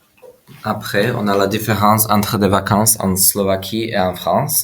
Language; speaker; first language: French; non-native, fluent; Slovak